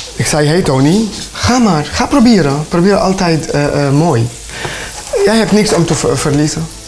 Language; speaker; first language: Dutch; non-native, learner; Arabic